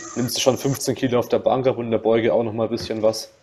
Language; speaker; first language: German; non-native, fluent; Russian